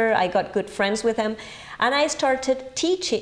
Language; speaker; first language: English; non-native, fluent; Spanish